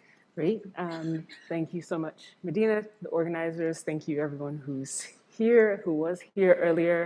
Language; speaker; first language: English; native; English